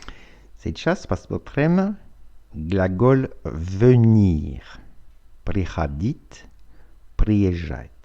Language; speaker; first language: Russian; non-native, fluent; French